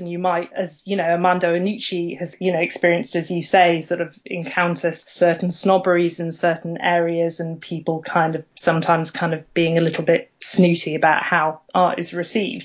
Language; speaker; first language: English; native; English